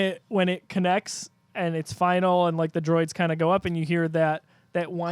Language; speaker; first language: English; native; English